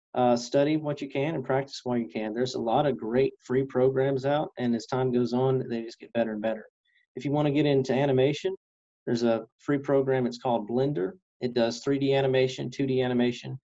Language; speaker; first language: English; native; English